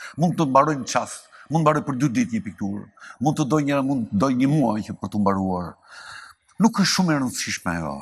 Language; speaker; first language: Albanian; native; Albanian